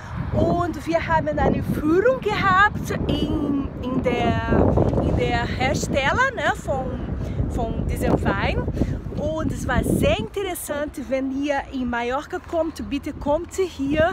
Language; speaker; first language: German; non-native, fluent; Portuguese